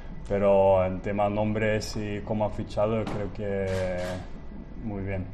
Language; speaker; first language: Spanish; non-native, fluent; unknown